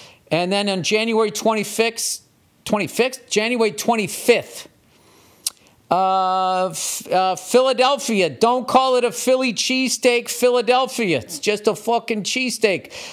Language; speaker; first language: English; native; English